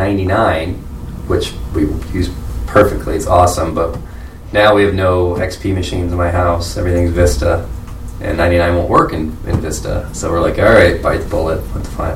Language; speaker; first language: English; native; English